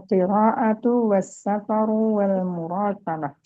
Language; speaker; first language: Arabic; non-native, learner; Indonesian